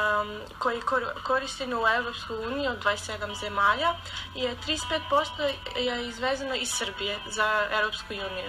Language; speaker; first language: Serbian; early bilingual, heritage; Serbian